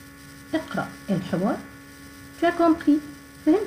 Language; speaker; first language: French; non-native, fluent; Arabic